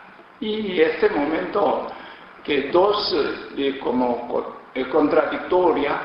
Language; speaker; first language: Spanish; non-native, learner; Korean